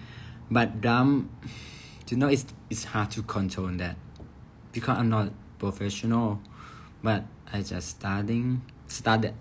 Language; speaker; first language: English; non-native, learner; Thai